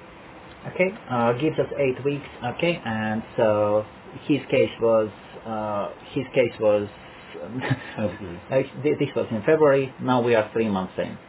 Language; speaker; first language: English; non-native, fluent; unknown